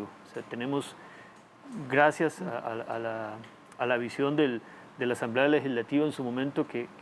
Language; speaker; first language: Spanish; native; Spanish